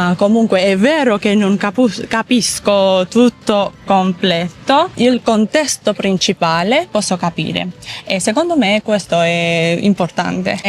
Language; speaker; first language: Italian; non-native, fluent; Georgian